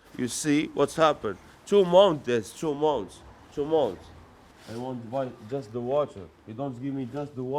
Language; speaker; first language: English; non-native, learner; Arabic